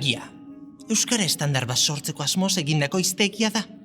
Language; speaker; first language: Basque; native; Basque